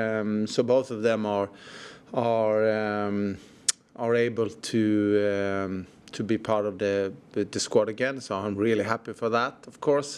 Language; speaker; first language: English; non-native, fluent; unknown